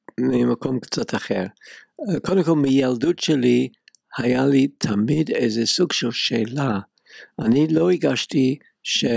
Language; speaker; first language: Hebrew; non-native, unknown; English